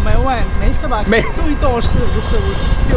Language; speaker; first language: Chinese; non-native, learner; Bangla